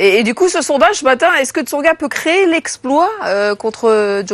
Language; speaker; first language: French; native; French